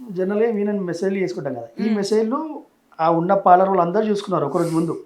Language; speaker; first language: Telugu; native; Telugu